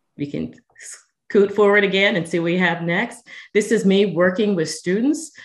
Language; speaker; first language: English; native; English